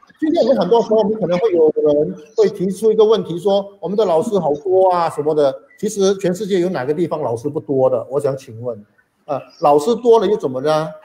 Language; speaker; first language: Chinese; native; Chinese